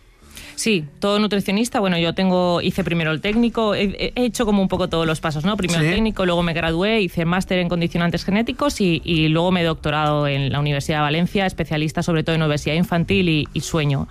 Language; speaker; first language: Spanish; native; Spanish